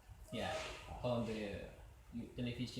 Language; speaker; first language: English; non-native, learner; Indonesian